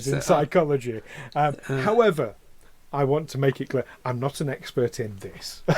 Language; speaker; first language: English; native; English